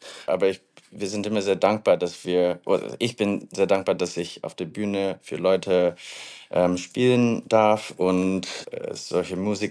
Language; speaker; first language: German; non-native, learner; English